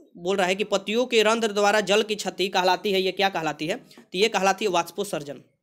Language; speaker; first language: Hindi; native; Hindi